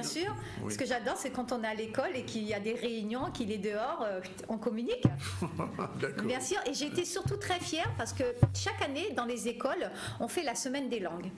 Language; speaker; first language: French; native; French